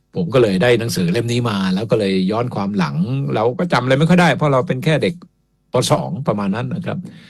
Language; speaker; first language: Thai; native; Thai